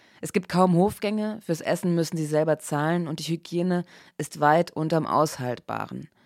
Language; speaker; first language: German; native; German